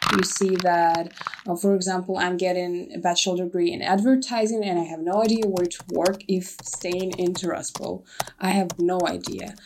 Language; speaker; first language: English; non-native, fluent; Russian